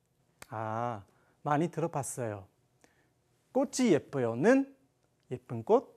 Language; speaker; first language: Korean; non-native, learner; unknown